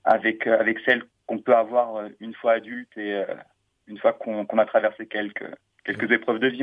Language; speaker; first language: French; native; French